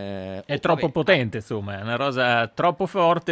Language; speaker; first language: Italian; native; Italian